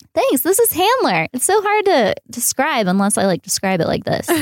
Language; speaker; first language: English; native; English